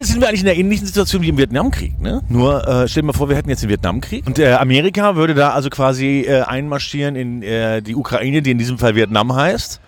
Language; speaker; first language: German; native; German